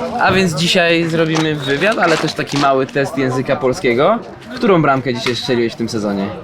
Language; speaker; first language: Polish; native; Polish